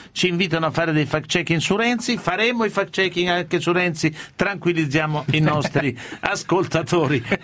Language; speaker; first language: Italian; native; Italian